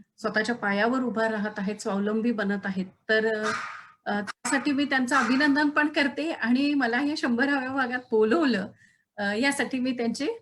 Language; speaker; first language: Marathi; native; Marathi